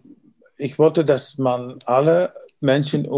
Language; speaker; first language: German; non-native, learner; Dutch